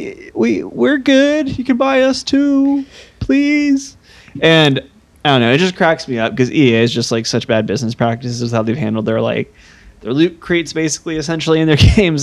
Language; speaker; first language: English; native; English